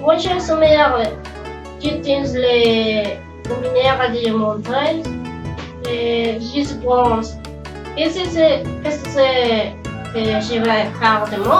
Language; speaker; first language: French; non-native, learner; Spanish